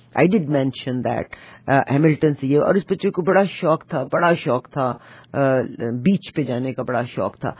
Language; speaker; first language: Urdu; native; Urdu